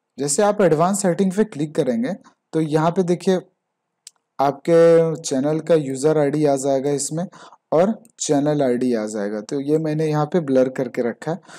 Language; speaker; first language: Hindi; native; Hindi